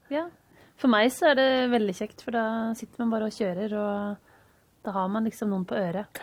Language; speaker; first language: Norwegian; native; Norwegian